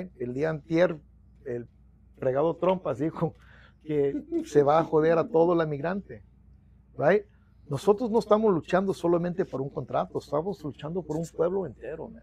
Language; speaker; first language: Spanish; early bilingual, heritage; Spanish